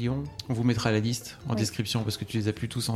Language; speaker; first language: French; native; French